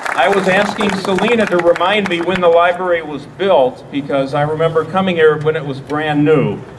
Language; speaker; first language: English; native; English